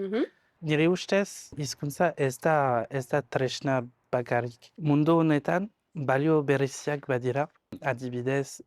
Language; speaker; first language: Basque; non-native, learner; French